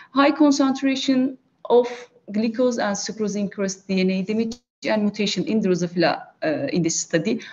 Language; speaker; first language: English; non-native, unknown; Turkish